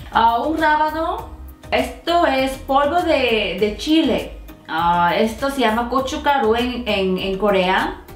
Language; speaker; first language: Spanish; non-native, fluent; Korean